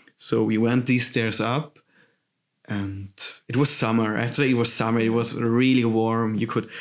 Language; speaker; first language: English; non-native, fluent; German